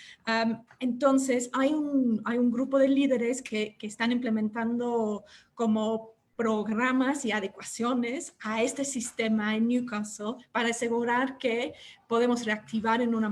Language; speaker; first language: Spanish; non-native, fluent; English